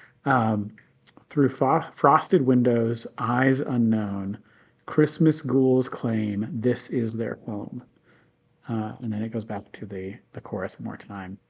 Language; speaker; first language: English; native; English